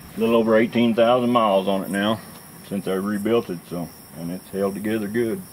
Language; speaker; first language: English; native; English